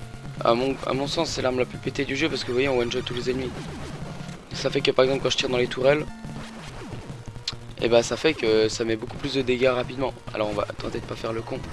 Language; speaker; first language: French; native; French